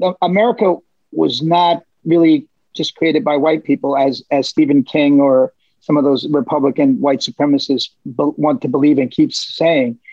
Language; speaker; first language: English; early bilingual, other home language; Spanish